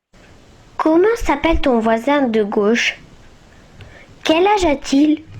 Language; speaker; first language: French; non-native, learner; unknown